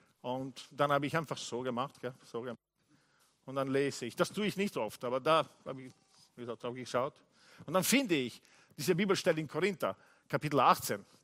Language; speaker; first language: German; non-native, fluent; English